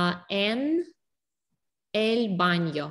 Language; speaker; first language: Spanish; non-native, learner; English